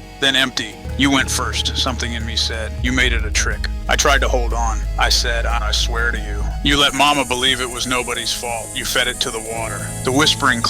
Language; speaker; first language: English; native; English